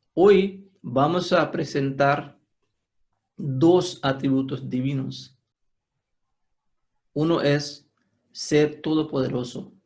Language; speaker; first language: Spanish; non-native, fluent; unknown